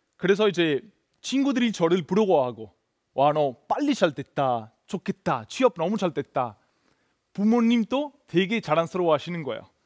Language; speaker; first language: Korean; non-native, fluent; Italian